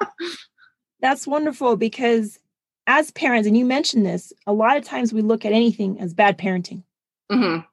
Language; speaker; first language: English; non-native, fluent; German